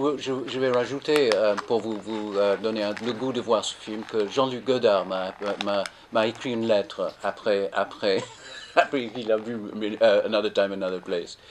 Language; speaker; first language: French; non-native, fluent; English